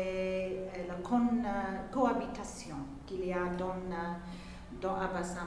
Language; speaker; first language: French; non-native, fluent; English